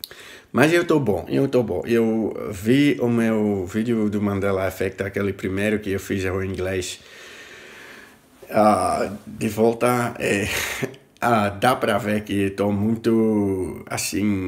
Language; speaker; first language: Portuguese; non-native, fluent; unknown